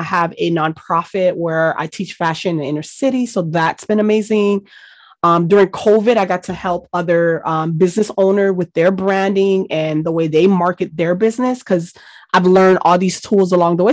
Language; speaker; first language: English; early bilingual, other home language; Haitian Creole